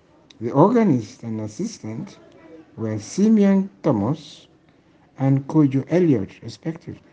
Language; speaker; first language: English; non-native, local second language; Krio